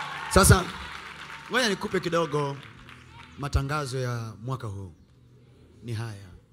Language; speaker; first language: Swahili; native; Swahili